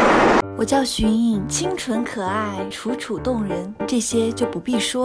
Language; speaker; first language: Chinese; native; Chinese